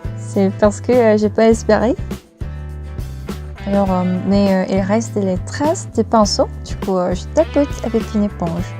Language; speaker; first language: French; non-native, learner; Korean